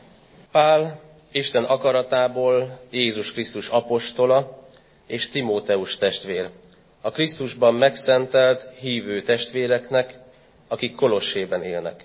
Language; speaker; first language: Hungarian; native; Hungarian